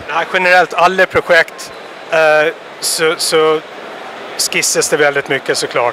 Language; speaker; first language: Swedish; native; Swedish